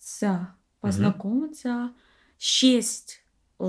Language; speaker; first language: Russian; non-native, learner; English